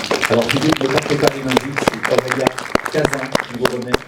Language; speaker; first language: French; native; French